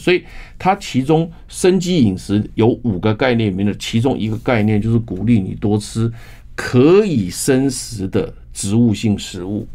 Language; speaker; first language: Chinese; native; Chinese